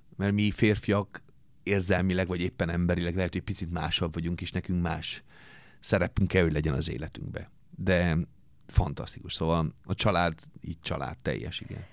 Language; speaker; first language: Hungarian; non-native, fluent; Italian